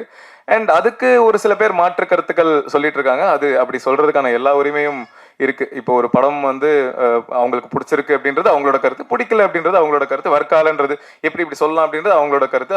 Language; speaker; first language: Tamil; native; Tamil